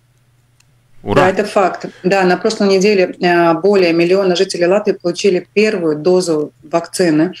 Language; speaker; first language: Russian; non-native, local second language; Latvian